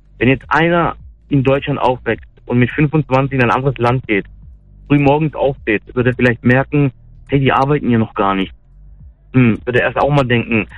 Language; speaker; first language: German; early bilingual, other home language; Turkish